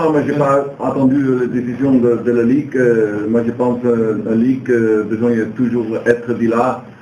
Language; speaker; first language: French; non-native, learner; Dutch